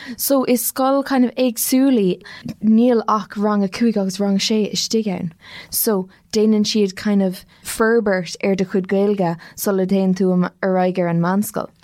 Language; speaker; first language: Irish; non-native, local second language; English